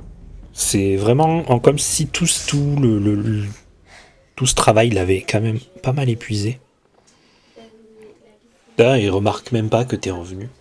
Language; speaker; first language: French; native; French